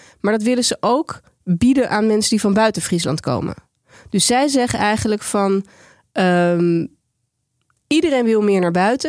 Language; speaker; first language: Dutch; native; Dutch